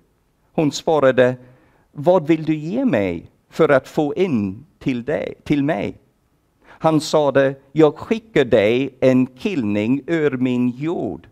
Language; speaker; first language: Swedish; non-native, fluent; English